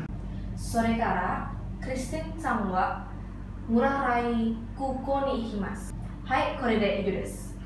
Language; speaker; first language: Japanese; non-native, learner; Indonesian